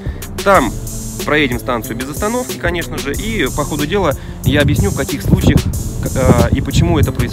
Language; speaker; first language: Russian; native; Russian